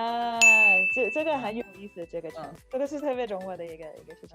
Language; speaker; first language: Chinese; non-native, fluent; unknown